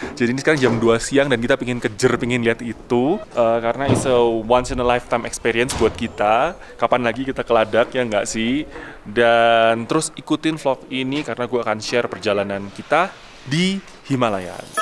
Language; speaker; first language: Indonesian; native; Indonesian